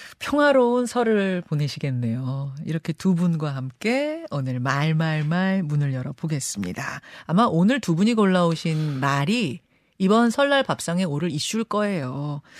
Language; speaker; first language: Korean; native; Korean